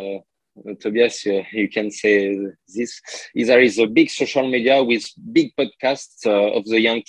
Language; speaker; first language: English; non-native, learner; French